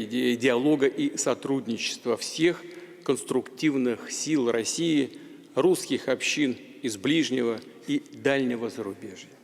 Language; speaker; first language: Russian; native; Russian